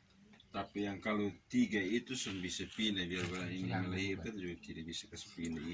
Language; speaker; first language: Indonesian; non-native, local second language; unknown